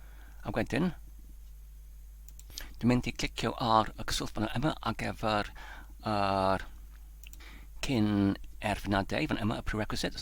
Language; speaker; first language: Welsh; non-native, fluent; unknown